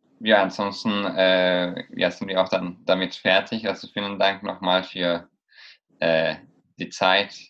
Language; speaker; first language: German; non-native, fluent; Spanish